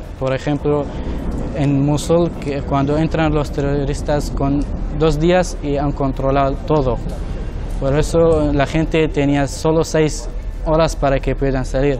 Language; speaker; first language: Spanish; non-native, learner; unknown